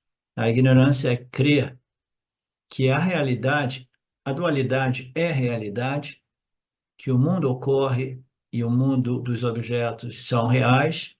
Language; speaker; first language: Portuguese; native; Portuguese